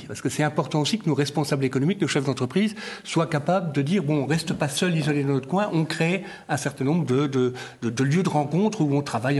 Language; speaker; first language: French; native; French